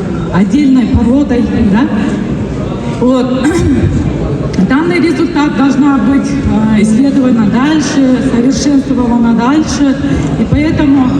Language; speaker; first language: Russian; non-native, local second language; Kyrgyz